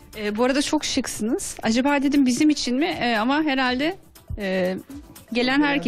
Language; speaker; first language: Turkish; native; Turkish